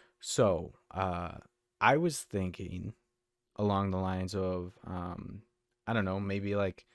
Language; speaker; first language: English; native; English